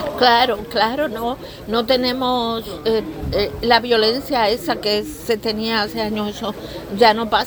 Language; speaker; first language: Spanish; native; Spanish